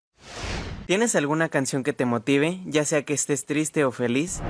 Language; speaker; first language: Spanish; native; Spanish